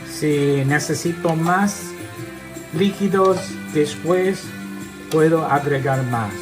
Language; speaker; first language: Spanish; non-native, learner; English